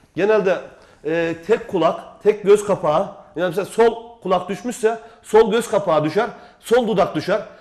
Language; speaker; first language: Turkish; native; Turkish